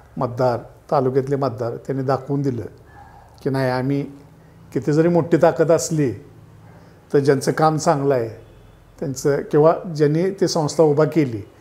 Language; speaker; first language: Marathi; native; Marathi